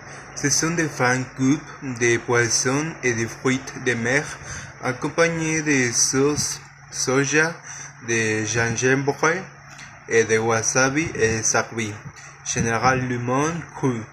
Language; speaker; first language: French; non-native, learner; Spanish